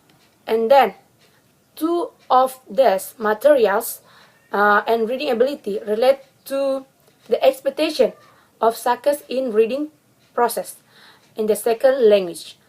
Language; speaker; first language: English; non-native, learner; Indonesian